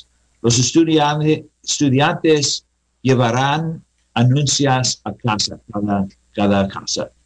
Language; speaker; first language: Spanish; non-native, learner; English